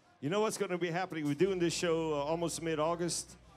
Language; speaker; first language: English; early bilingual, other home language; French